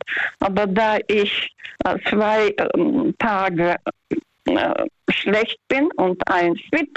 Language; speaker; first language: German; non-native, fluent; Russian